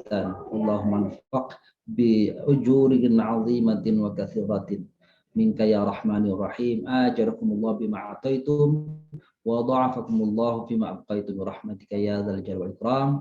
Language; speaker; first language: Arabic; non-native, fluent; Indonesian